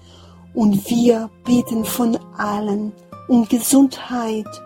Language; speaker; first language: German; non-native, fluent; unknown